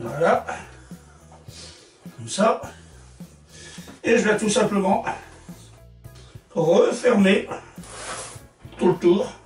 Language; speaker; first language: French; native; French